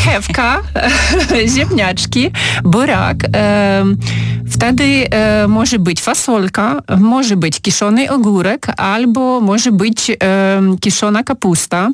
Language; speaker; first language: Polish; non-native, fluent; Ukrainian